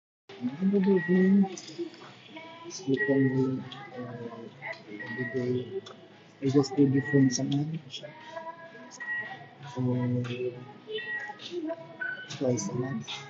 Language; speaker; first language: English; non-native, local second language; Filipino